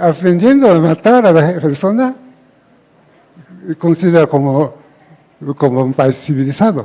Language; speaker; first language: Spanish; non-native, fluent; Japanese